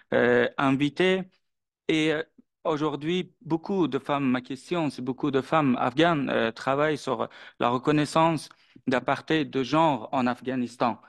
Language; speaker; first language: French; non-native, fluent; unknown